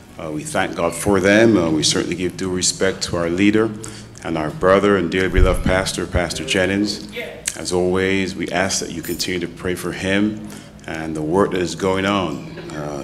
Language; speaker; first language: English; native; English